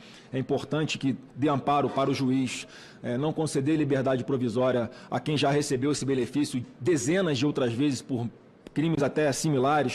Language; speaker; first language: Portuguese; native; Portuguese